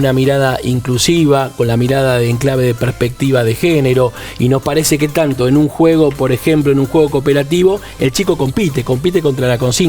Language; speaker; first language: Spanish; native; Spanish